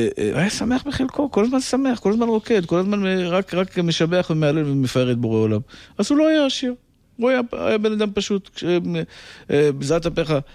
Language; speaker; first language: Hebrew; native; Hebrew